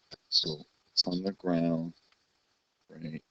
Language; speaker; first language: English; native; English